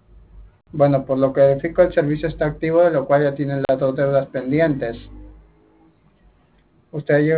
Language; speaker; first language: Spanish; native; Spanish